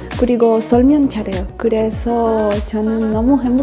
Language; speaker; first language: Korean; non-native, learner; Spanish